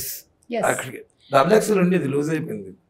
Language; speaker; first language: Telugu; native; Telugu